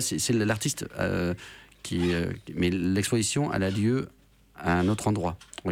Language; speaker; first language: French; native; French